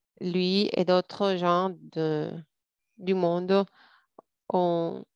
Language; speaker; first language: French; non-native, fluent; English